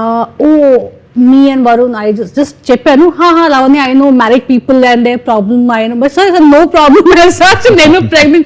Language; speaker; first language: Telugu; non-native, fluent; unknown